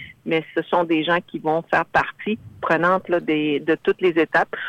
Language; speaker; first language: French; native; French